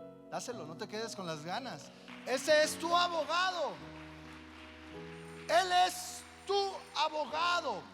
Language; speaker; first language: Spanish; native; Spanish